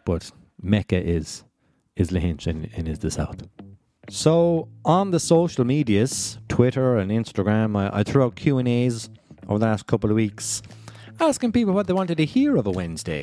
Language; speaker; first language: English; native; English